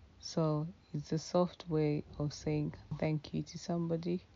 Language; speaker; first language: English; non-native, local second language; Shona